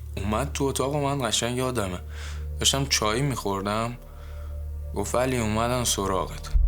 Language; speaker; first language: Persian; native; Persian